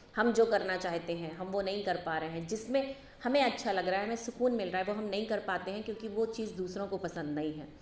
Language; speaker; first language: Hindi; native; Hindi